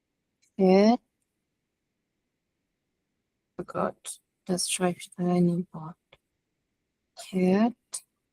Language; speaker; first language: German; non-native, fluent; Spanish